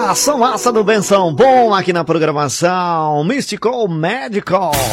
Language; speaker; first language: Portuguese; native; Portuguese